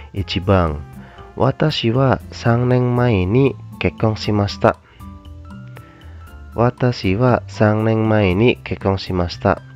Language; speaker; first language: Japanese; non-native, fluent; Indonesian